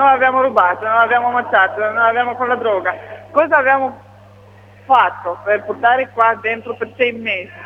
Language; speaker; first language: Italian; non-native, learner; Romanian